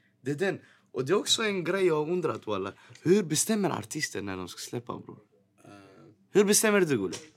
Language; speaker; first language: Swedish; native; Swedish